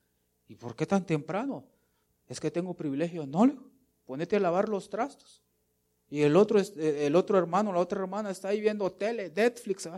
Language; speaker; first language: Spanish; native; Spanish